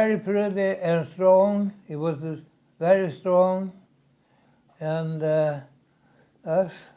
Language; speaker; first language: English; non-native, learner; Swedish